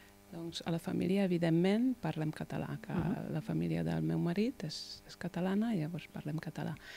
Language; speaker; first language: Catalan; non-native, fluent; Hungarian